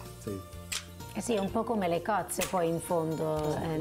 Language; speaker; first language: Italian; early bilingual, heritage; Italian